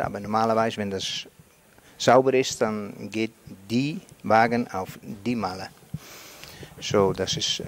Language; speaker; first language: German; non-native, learner; Dutch